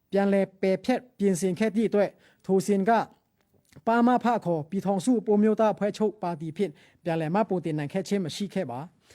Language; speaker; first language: Burmese; non-native, local second language; Pa'o Karen